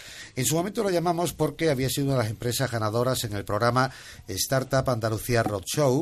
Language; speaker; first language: Spanish; native; Spanish